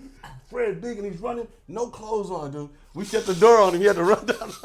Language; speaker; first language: English; native; English